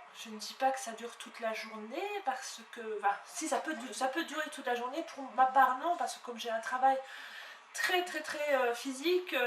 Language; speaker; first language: French; native; French